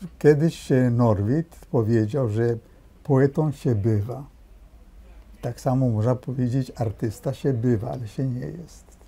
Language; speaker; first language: Polish; early bilingual, heritage; Polish